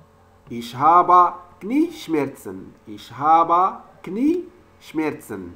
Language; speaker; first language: German; non-native, learner; French